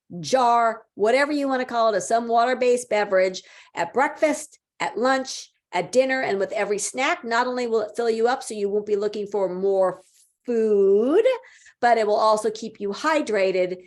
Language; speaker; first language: English; native; English